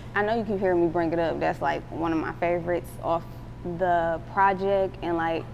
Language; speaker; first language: English; native; English